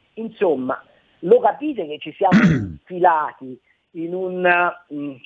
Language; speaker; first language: Italian; native; Italian